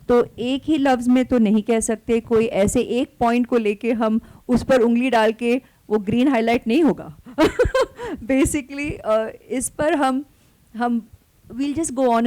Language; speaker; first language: Hindi; non-native, local second language; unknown